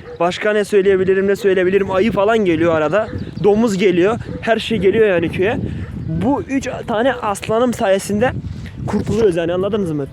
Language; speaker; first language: Turkish; non-native, local second language; Kurdish